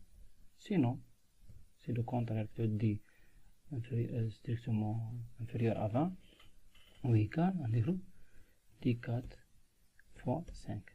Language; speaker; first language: French; non-native, local second language; Arabic